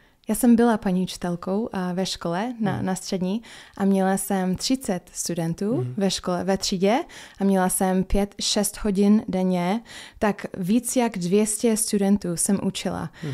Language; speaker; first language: Czech; non-native, fluent; English